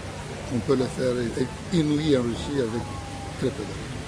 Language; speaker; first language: French; non-native, fluent; Russian